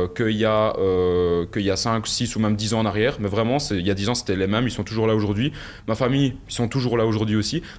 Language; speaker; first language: French; native; French